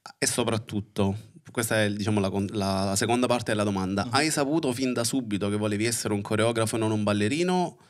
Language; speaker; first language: Italian; native; Italian